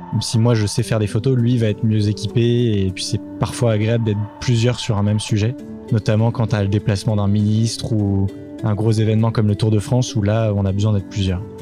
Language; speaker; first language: French; native; French